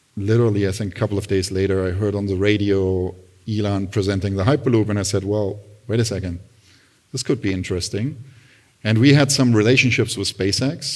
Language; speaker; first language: English; non-native, fluent; German